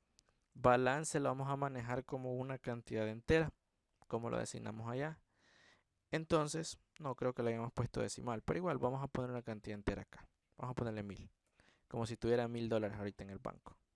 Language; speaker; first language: Spanish; native; Spanish